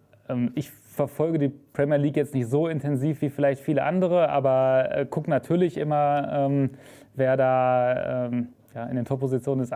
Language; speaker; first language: German; native; German